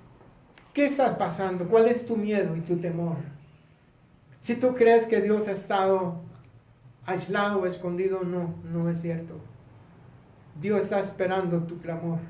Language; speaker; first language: Spanish; native; Spanish